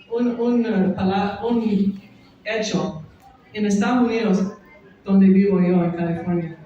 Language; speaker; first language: Spanish; non-native, learner; English